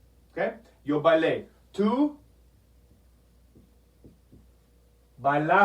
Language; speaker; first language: Spanish; non-native, fluent; English